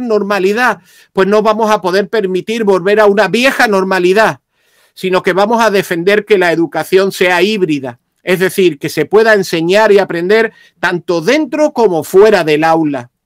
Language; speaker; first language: Spanish; native; Spanish